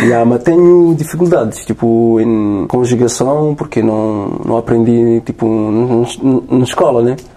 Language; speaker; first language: Portuguese; non-native, learner; French